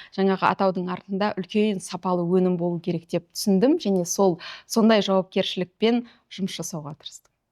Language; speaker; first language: Kazakh; native; Kazakh